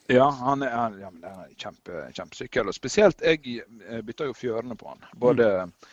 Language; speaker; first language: Norwegian; native; Norwegian